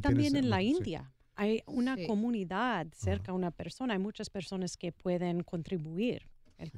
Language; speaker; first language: Spanish; non-native, learner; English